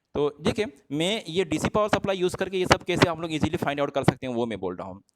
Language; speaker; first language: Hindi; non-native, local second language; Assamese